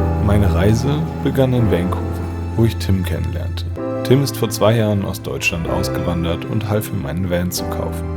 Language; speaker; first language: German; native; German